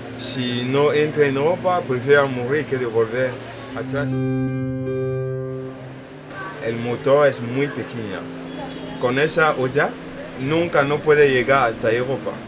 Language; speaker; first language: Spanish; non-native, learner; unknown